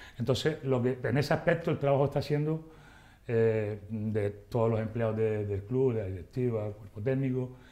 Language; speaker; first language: Spanish; native; Spanish